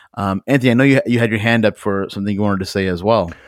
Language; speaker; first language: English; early bilingual, other home language; Urdu